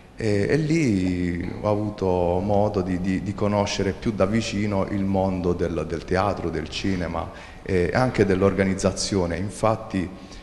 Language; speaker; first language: Italian; native; Italian